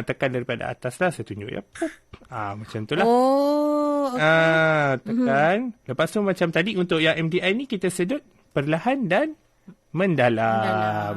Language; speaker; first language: Malay; native; Malay